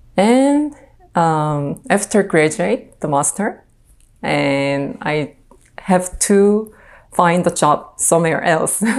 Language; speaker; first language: English; non-native, fluent; Korean